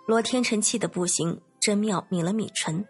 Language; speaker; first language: Chinese; native; Chinese